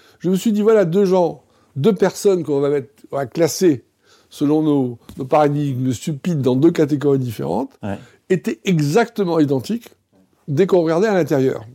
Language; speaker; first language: French; native; French